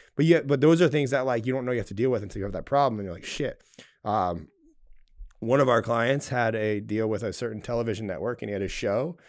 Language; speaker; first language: English; native; English